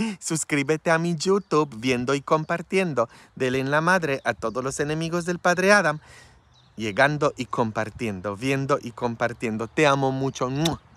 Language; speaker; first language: Spanish; non-native, fluent; Polish